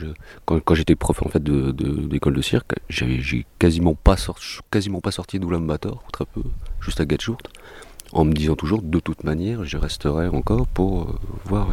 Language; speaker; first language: French; native; French